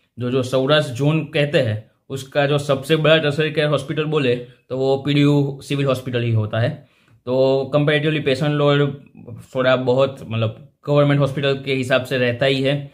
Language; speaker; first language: Hindi; non-native, local second language; Gujarati